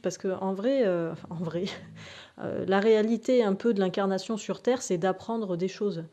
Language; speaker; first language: French; native; French